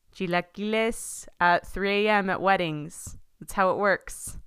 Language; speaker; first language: English; early bilingual, other home language; Spanish